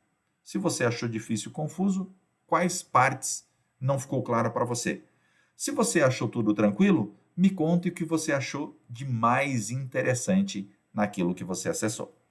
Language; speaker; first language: Portuguese; native; Portuguese